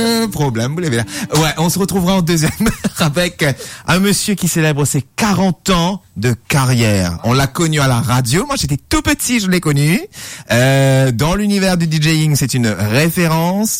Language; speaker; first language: French; non-native, local second language; Morisyen